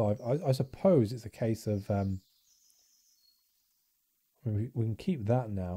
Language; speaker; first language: English; native; English